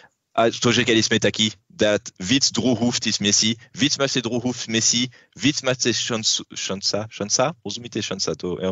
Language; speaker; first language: Czech; non-native, learner; French